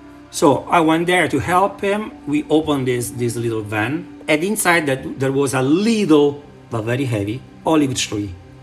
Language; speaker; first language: English; non-native, learner; Italian